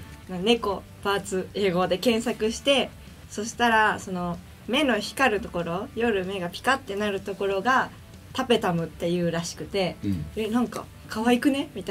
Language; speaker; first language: Japanese; native; Japanese